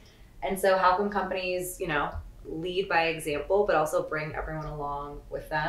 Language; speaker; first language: English; native; English